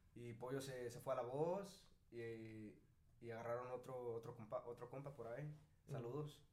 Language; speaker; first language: Spanish; native; Spanish